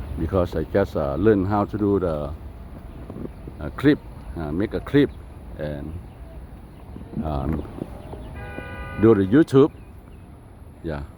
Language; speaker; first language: English; non-native, learner; Lao